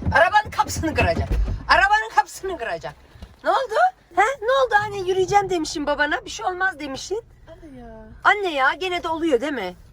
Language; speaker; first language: Turkish; early bilingual, heritage; Turkish